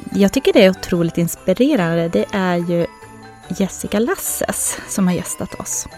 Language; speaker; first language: Swedish; native; Swedish